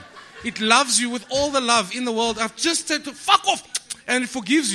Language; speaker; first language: English; native; English